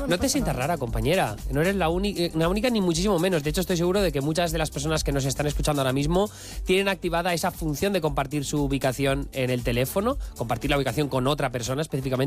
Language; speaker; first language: Spanish; native; Spanish